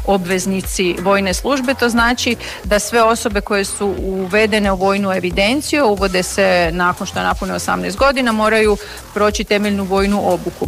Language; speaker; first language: Serbian; native; Serbian